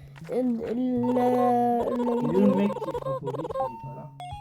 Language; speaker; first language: French; native; French